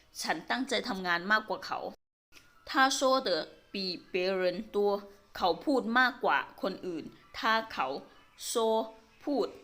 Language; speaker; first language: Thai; native; Thai